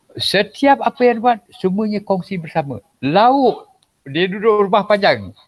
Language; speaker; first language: Malay; non-native, local second language; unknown